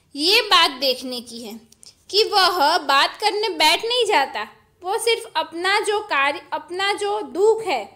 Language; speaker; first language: Hindi; non-native, local second language; Gujarati